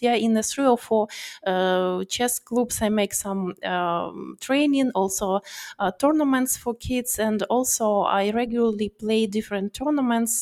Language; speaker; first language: English; non-native, learner; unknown